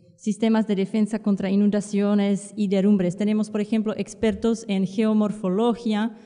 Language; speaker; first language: Spanish; non-native, fluent; Czech